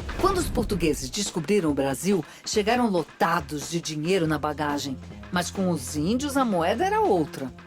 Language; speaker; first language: Portuguese; native; Portuguese